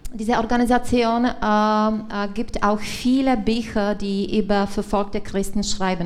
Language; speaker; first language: German; non-native, learner; Czech